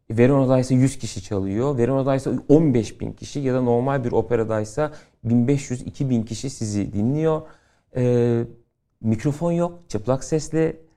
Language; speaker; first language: Turkish; native; Turkish